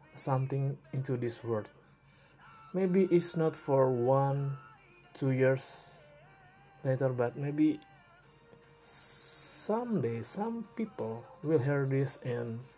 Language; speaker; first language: English; non-native, learner; Indonesian